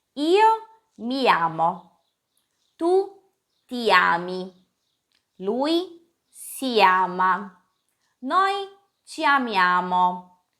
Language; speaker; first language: Italian; non-native, fluent; Portuguese